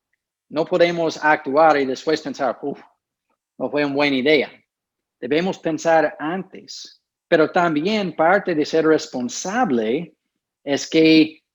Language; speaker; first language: Spanish; non-native, fluent; English